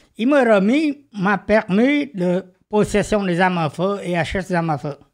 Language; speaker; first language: French; non-native, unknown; Vietnamese